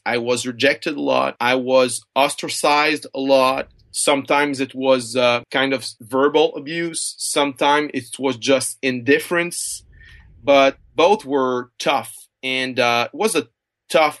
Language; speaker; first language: English; non-native, fluent; French